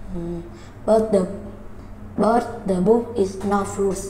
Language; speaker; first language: English; non-native, learner; Vietnamese